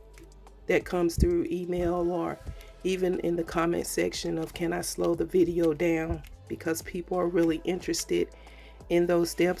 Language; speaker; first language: English; native; English